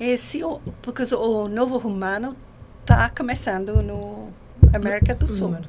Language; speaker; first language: Portuguese; non-native, learner; English